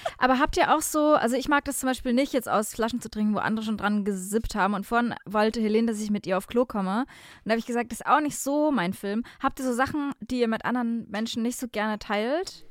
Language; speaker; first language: German; native; German